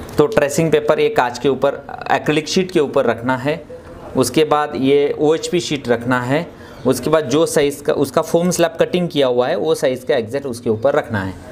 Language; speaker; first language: Hindi; non-native, local second language; Marathi